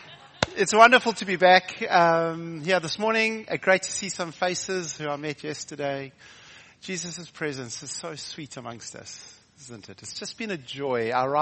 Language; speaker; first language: English; native; English